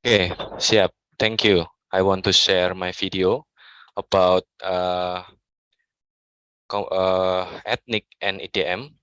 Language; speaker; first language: English; non-native, learner; Indonesian